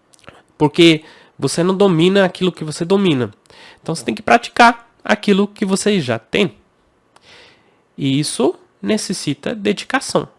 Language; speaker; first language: Portuguese; non-native, fluent; English